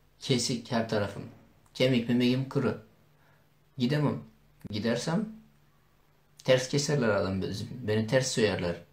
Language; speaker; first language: Turkish; non-native, local second language; Kurdish